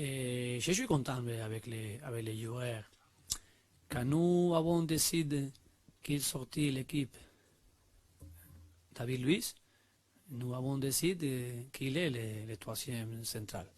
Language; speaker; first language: French; non-native, learner; Spanish